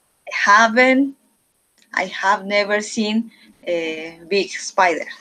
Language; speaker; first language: English; non-native, learner; Spanish